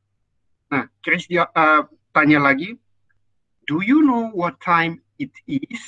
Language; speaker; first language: English; non-native, fluent; Indonesian